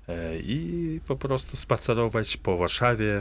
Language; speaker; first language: Polish; non-native, fluent; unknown